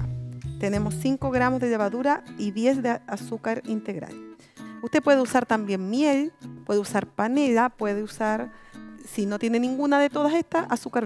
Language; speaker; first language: Spanish; native; Spanish